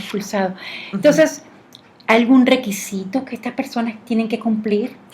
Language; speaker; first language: Spanish; native; Spanish